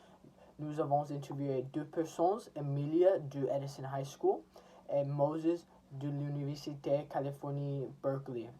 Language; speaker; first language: French; non-native, learner; English